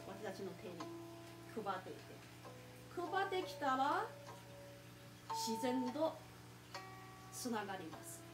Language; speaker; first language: Japanese; non-native, fluent; Chinese